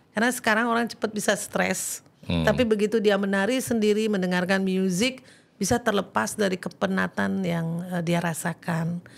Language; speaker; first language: Indonesian; native; Indonesian